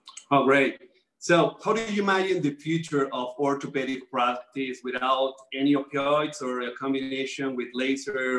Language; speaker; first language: English; non-native, fluent; Spanish